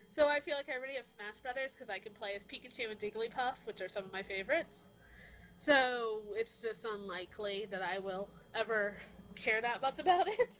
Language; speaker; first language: English; native; English